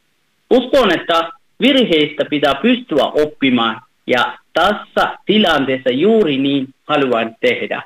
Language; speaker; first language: Finnish; non-native, fluent; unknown